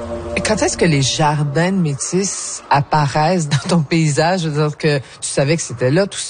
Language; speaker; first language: French; native; French